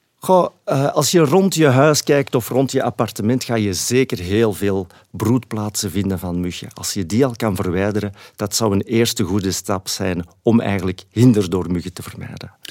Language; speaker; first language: Dutch; native; Dutch